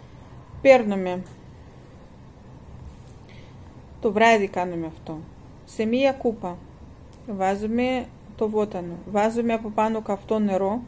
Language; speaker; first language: Greek; non-native, fluent; Russian